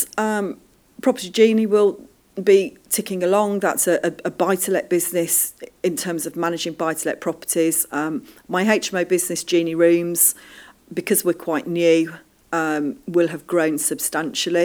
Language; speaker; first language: English; native; English